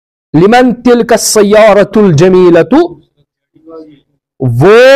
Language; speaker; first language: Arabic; non-native, fluent; Kashmiri